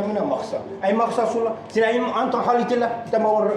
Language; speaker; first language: Finnish; non-native, learner; Turkish